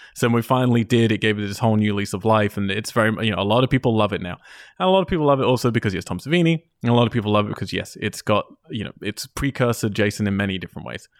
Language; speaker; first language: English; native; English